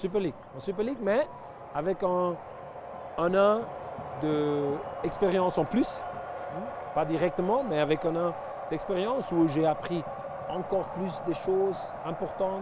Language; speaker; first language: French; non-native, local second language; Italian